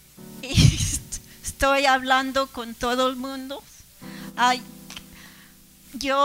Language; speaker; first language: Spanish; early bilingual, heritage; English